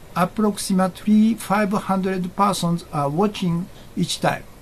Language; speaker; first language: English; non-native, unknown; Japanese